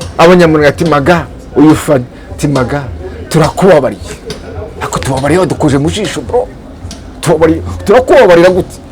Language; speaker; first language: Kinyarwanda; native; Kinyarwanda